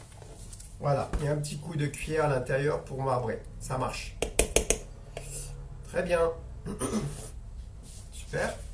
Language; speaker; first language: French; native; French